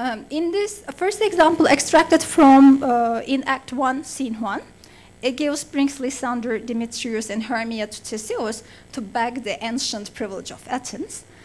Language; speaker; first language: English; non-native, fluent; Turkish